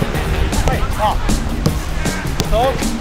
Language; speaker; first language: Japanese; native; Japanese